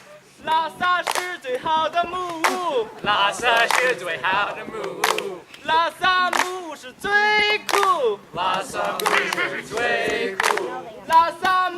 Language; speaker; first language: Chinese; non-native, learner; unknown